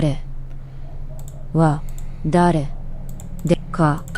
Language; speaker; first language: Japanese; non-native, learner; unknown